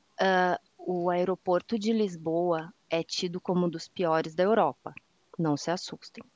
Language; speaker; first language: Portuguese; native; Portuguese